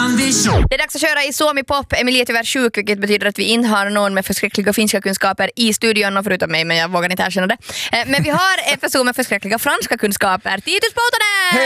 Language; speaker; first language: Swedish; native; Swedish